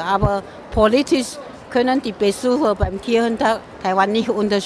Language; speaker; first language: German; non-native, fluent; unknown